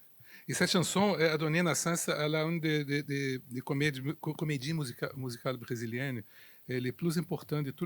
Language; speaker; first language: French; non-native, fluent; Portuguese